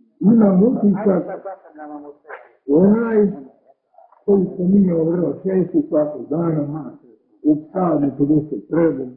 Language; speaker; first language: Serbian; native; Serbian